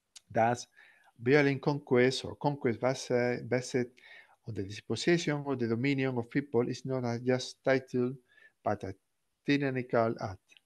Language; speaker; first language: English; non-native, fluent; Spanish